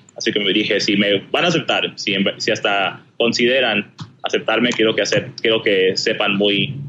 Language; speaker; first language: Spanish; early bilingual, heritage; Spanish